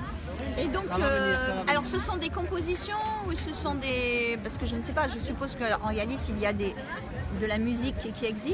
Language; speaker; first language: French; native; French